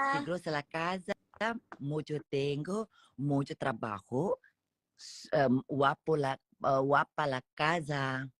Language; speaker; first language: Spanish; non-native, learner; Indonesian